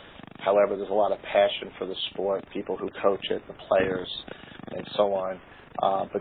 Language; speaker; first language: English; native; English